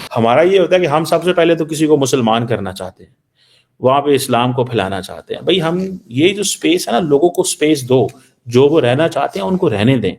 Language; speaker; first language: Urdu; non-native, local second language; Punjabi